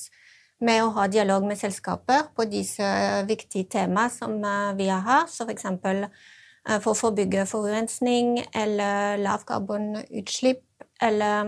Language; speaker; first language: Norwegian; non-native, fluent; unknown